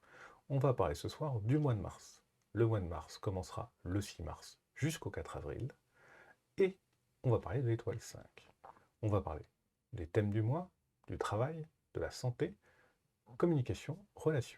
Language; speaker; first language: French; native; French